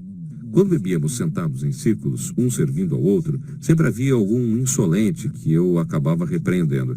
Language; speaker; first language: Portuguese; native; Portuguese